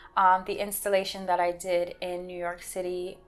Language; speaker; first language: English; native; English